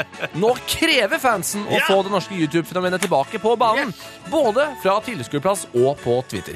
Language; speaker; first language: Norwegian; native; Norwegian